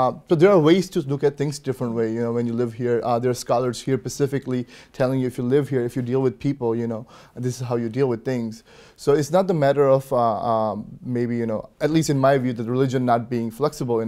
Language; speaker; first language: English; early bilingual, other home language; Hindi